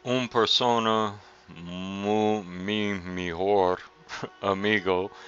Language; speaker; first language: Spanish; non-native, learner; English